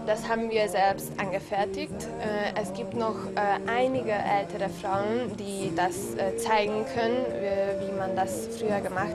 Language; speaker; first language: German; non-native, local second language; Hungarian